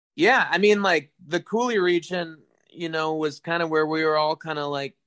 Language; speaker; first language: English; native; English